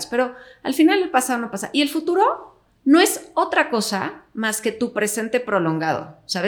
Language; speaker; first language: Spanish; native; Spanish